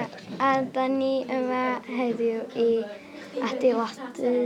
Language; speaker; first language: Welsh; non-native, local second language; English